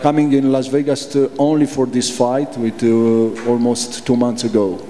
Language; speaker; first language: English; non-native, learner; Romanian